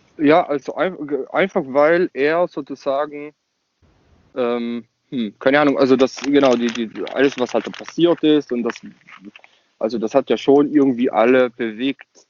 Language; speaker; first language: German; non-native, local second language; Ladin